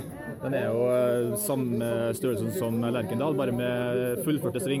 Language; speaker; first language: Norwegian; native; Norwegian